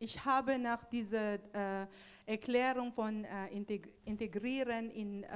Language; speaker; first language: German; non-native, fluent; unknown